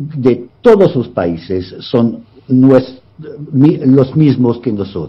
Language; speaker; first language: Spanish; non-native, fluent; English